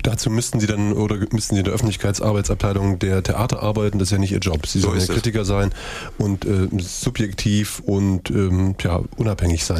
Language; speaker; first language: German; native; German